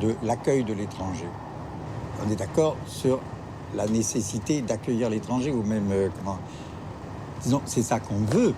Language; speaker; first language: French; native; French